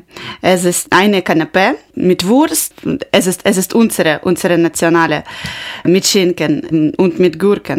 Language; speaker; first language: German; non-native, learner; Ukrainian